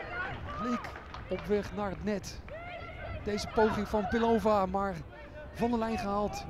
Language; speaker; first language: Dutch; native; Dutch